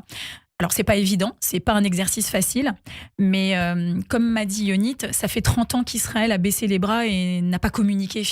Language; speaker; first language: French; native; French